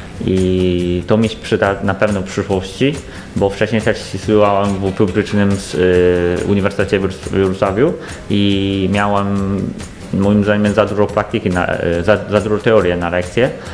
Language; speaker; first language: Polish; non-native, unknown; Chinese